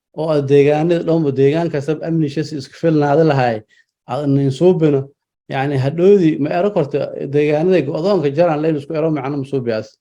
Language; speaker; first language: Somali; non-native, local second language; Maay